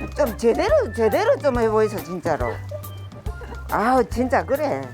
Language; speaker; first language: Korean; native; Korean